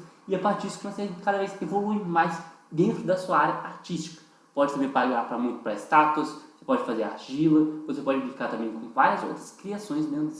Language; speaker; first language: Portuguese; native; Portuguese